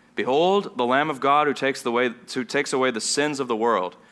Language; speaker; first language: English; non-native, fluent; German